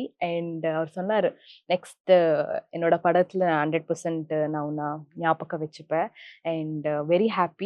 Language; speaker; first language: Tamil; non-native, local second language; Kannada